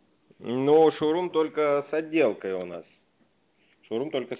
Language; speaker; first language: Russian; native; Russian